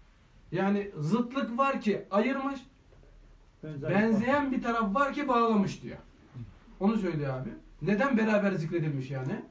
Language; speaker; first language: Turkish; native; Turkish